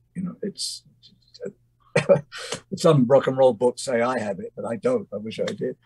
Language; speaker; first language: English; native; English